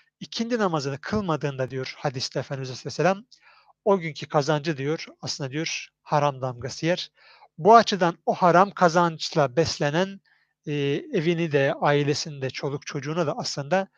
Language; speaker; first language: Turkish; native; Turkish